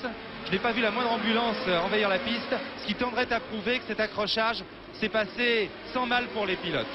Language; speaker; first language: French; native; French